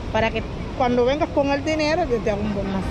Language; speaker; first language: Spanish; native; Spanish